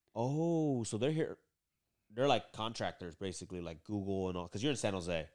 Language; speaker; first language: English; early bilingual, other home language; Vietnamese